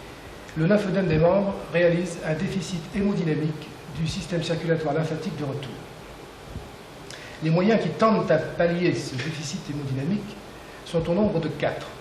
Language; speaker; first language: French; native; French